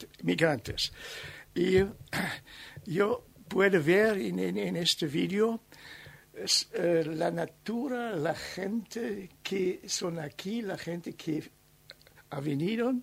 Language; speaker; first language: Spanish; non-native, learner; German